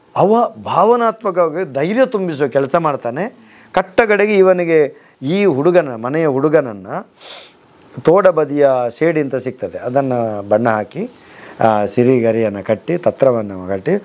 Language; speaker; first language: Kannada; non-native, local second language; Tulu